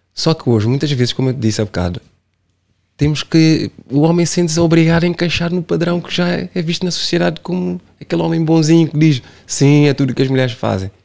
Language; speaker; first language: Portuguese; non-native, local second language; Kabuverdianu